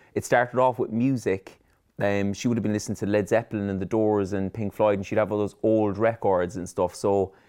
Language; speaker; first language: English; native; English